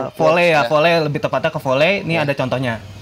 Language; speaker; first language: Indonesian; native; Indonesian